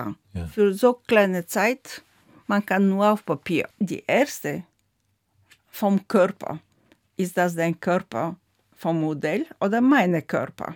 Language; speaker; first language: German; non-native, fluent; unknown